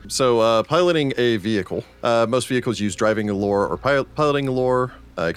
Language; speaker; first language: English; native; English